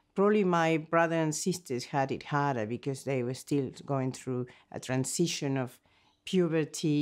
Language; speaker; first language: English; non-native, fluent; Spanish